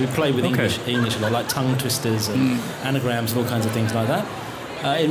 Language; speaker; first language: English; native; English